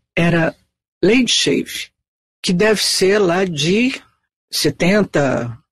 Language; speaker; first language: Portuguese; native; Portuguese